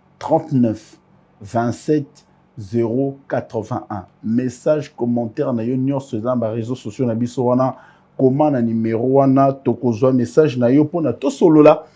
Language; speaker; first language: Lingala; native; Lingala